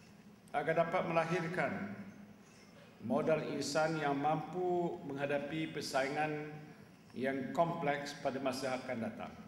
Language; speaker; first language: Malay; native; Malay